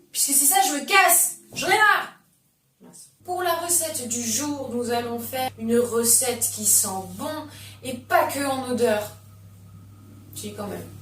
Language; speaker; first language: French; native; French